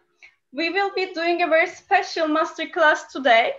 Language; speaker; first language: English; non-native, fluent; Turkish